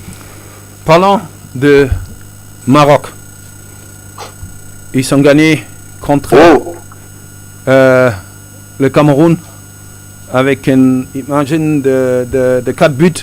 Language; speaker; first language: French; non-native, fluent; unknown